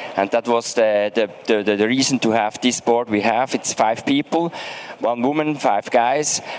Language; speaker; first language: English; non-native, fluent; German